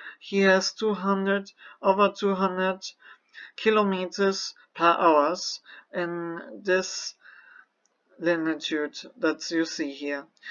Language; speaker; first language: English; non-native, learner; German